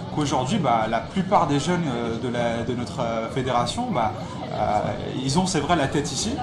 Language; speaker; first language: French; native; French